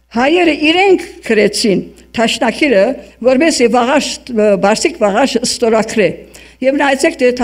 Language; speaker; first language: Armenian; early bilingual, heritage; Armenian